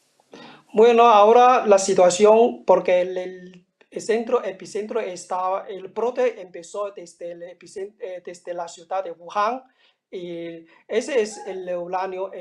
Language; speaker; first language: Spanish; non-native, fluent; Chinese